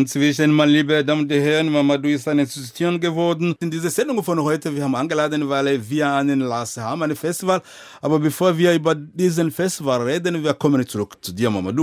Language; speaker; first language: German; non-native, fluent; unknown